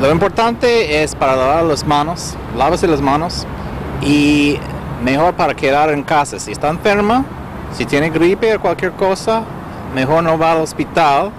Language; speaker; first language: Spanish; non-native, learner; English